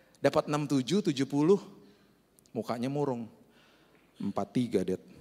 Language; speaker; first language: Indonesian; native; Indonesian